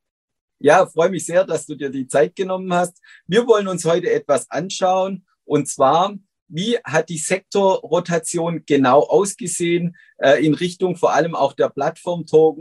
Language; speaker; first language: German; native; German